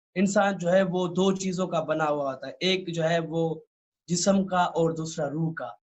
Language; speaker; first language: Urdu; non-native, local second language; Sindhi